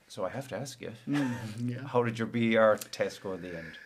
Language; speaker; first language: English; native; English